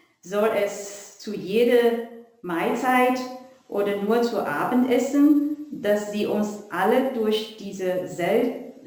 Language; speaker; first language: German; non-native, learner; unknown